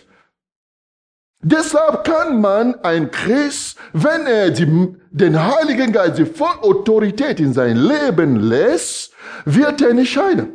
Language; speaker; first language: German; non-native, fluent; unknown